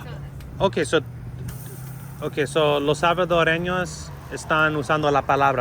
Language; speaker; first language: Spanish; non-native, learner; English